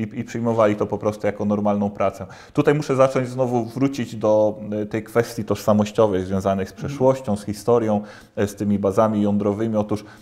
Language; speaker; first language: Polish; native; Polish